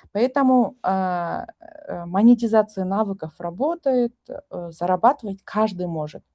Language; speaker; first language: Russian; non-native, local second language; Kazakh